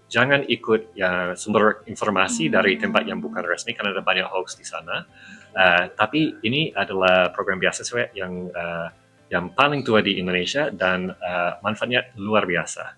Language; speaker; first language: Indonesian; non-native, fluent; English